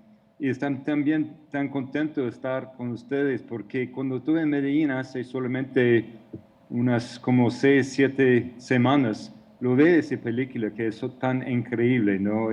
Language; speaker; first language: Spanish; non-native, fluent; English